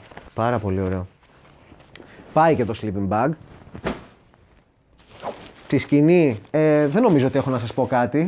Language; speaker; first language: Greek; native; Greek